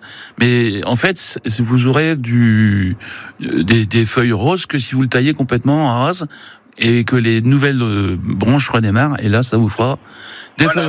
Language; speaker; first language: French; native; French